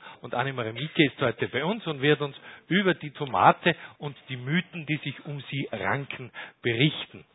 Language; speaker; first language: German; native; German